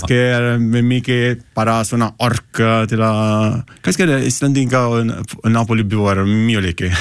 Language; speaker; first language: Icelandic; non-native, learner; Italian